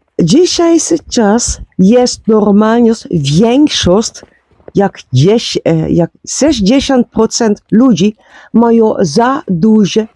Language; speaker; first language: Polish; non-native, learner; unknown